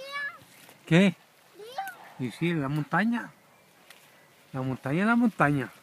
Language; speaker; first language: Spanish; native; Spanish